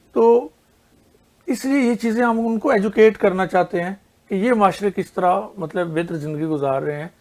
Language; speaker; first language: Urdu; non-native, local second language; Punjabi